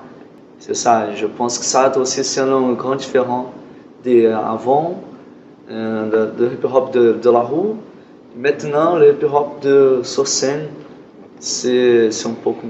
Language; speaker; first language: French; non-native, learner; Portuguese